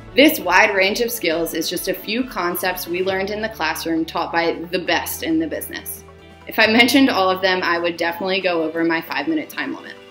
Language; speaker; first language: English; native; English